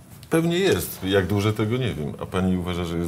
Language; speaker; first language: Polish; native; Polish